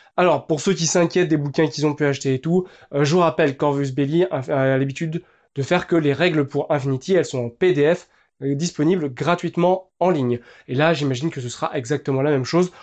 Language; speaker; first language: French; native; French